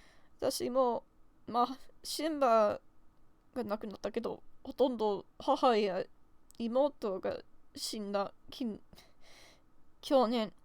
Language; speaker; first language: Japanese; non-native, learner; English